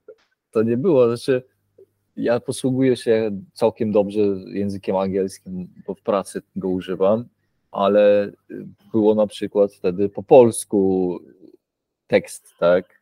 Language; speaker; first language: Polish; early bilingual, heritage; Polish